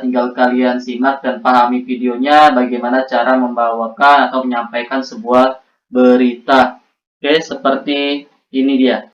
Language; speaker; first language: Indonesian; native; Indonesian